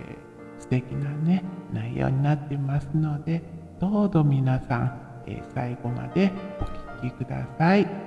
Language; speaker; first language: Japanese; native; Japanese